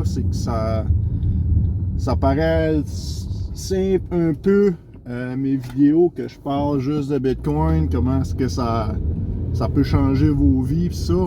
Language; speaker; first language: French; native; French